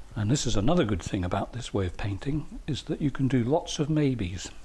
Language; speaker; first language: English; native; English